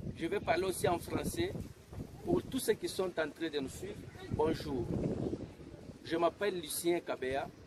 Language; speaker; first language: French; non-native, local second language; Lingala